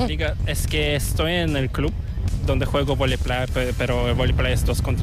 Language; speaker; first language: Spanish; non-native, learner; Korean